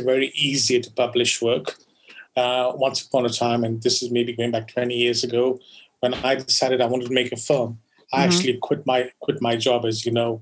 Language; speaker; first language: English; non-native, local second language; Konkani